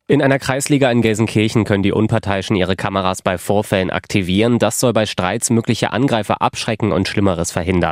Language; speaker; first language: German; native; German